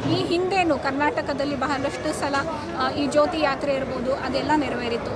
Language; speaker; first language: Kannada; native; Kannada